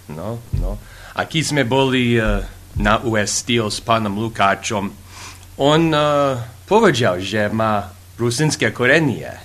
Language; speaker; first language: Slovak; early bilingual, heritage; Rusyn